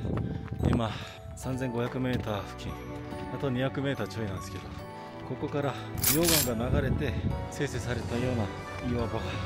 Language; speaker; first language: Japanese; non-native, fluent; Korean